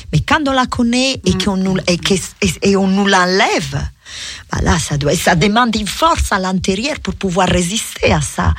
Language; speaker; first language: French; non-native, fluent; Italian